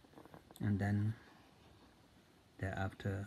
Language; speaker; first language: English; non-native, fluent; Tibetan